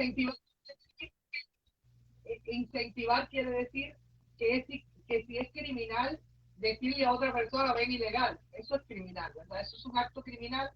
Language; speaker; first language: Spanish; native; Spanish